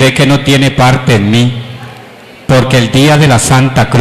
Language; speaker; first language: Spanish; native; Spanish